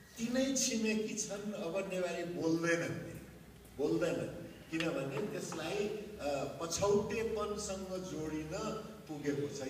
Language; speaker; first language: Nepali; non-native, local second language; Maithili